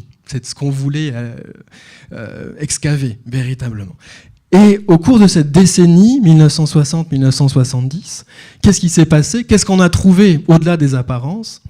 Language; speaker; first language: French; native; French